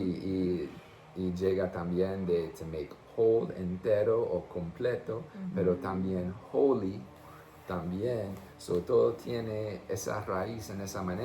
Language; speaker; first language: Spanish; non-native, fluent; English